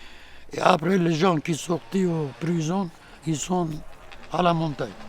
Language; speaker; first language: French; non-native, learner; Kurdish